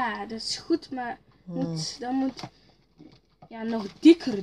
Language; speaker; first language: Dutch; early bilingual, other home language; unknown